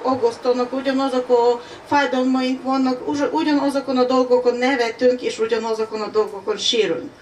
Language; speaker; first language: Hungarian; non-native, fluent; Ukrainian